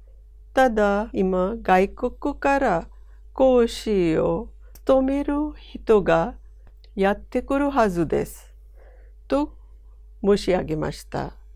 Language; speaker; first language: Japanese; non-native, fluent; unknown